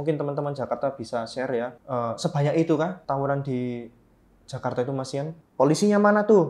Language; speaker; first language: Indonesian; native; Indonesian